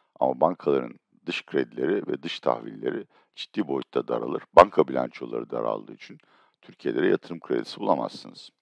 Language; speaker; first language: Turkish; native; Turkish